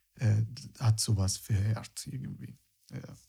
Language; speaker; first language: German; non-native, fluent; Italian